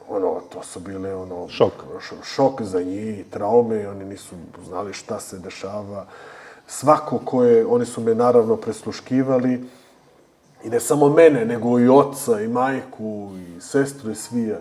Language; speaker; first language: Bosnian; early bilingual, heritage; Bosnian